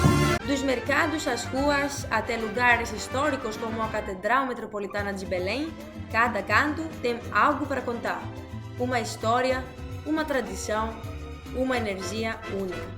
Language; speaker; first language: Portuguese; non-native, fluent; Greek